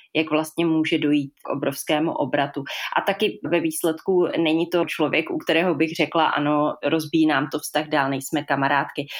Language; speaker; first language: Czech; native; Czech